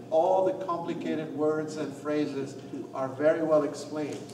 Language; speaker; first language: English; non-native, fluent; Arabic